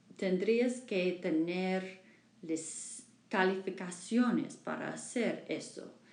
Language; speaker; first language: Spanish; non-native, learner; English